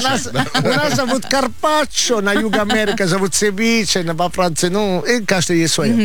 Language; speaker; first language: Russian; non-native, fluent; Italian